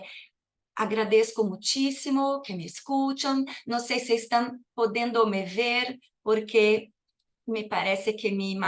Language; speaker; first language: Spanish; non-native, fluent; Portuguese